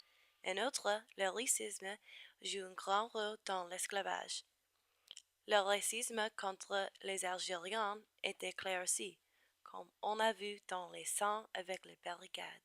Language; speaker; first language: French; non-native, learner; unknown